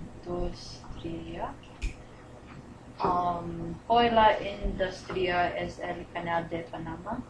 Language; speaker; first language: Spanish; non-native, learner; English